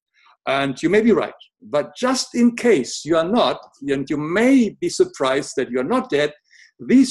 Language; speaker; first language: English; non-native, fluent; German